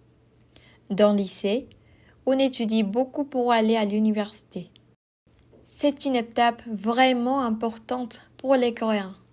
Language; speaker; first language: French; non-native, fluent; Korean